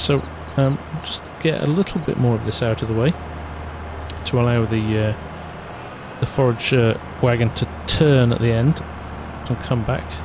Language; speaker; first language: English; native; English